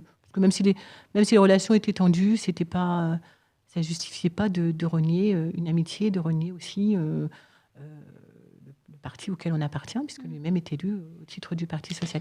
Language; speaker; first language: French; native; French